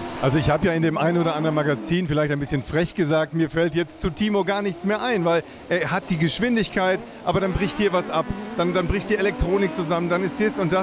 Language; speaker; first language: German; native; German